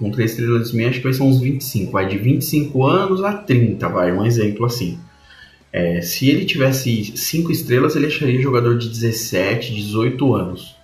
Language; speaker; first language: Portuguese; native; Portuguese